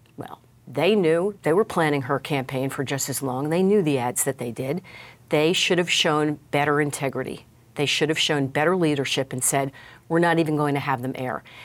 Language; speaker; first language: English; native; English